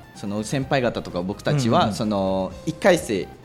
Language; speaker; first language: Japanese; non-native, fluent; Malay